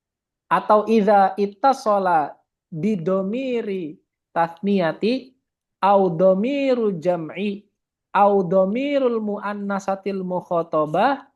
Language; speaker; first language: Arabic; non-native, fluent; Indonesian